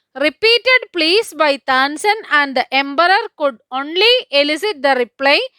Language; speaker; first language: English; non-native, local second language; Malayalam